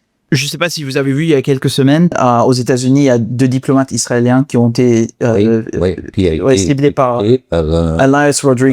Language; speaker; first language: French; non-native, fluent; English